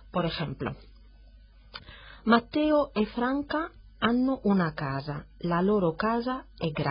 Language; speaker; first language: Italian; non-native, fluent; Spanish